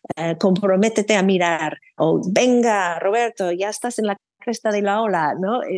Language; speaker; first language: Spanish; non-native, fluent; English